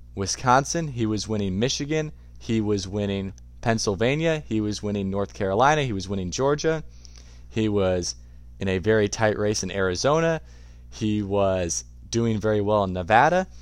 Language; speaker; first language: English; native; English